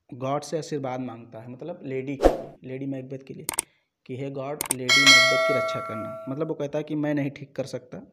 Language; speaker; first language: Hindi; native; Hindi